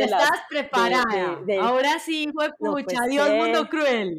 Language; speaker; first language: Spanish; native; Spanish